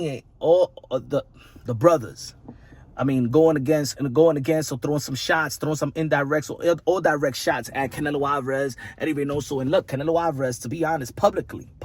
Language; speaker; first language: English; native; English